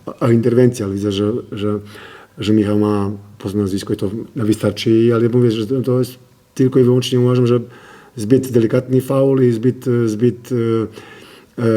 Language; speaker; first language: Polish; non-native, fluent; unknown